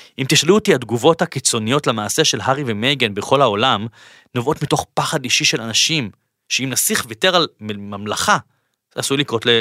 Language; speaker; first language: Hebrew; native; Hebrew